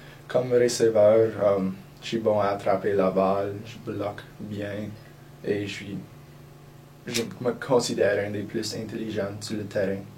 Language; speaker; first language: French; non-native, local second language; English